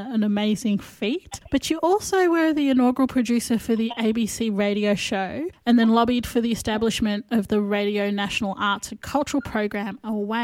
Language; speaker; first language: English; native; English